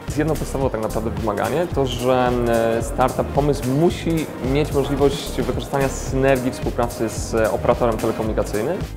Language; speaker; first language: Polish; native; Polish